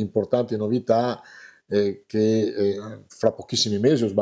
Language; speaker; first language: Italian; native; Italian